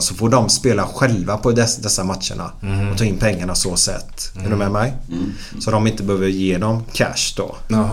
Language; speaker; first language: Swedish; native; Swedish